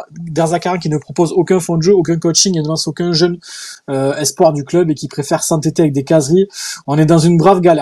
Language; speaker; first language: French; native; French